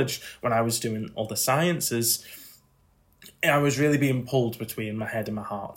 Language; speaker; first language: English; native; English